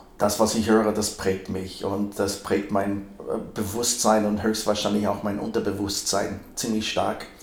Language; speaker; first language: German; non-native, fluent; English